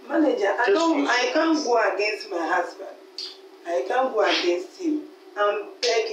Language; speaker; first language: English; non-native, local second language; Akan